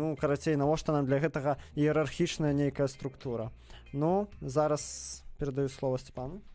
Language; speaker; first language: Belarusian; native; Belarusian